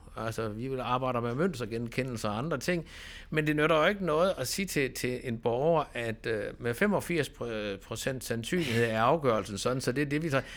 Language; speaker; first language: Danish; native; Danish